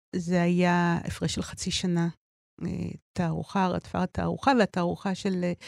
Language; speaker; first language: Hebrew; native; Hebrew